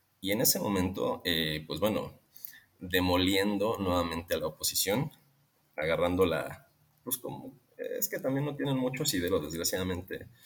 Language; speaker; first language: Spanish; native; Spanish